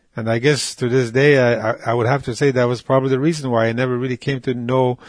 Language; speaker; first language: English; non-native, fluent; Cree